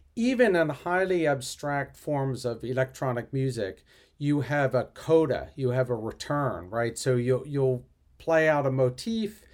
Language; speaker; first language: English; native; English